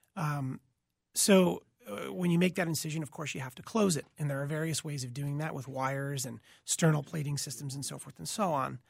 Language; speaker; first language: English; native; English